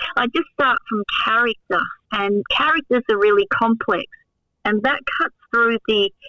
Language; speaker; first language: English; native; English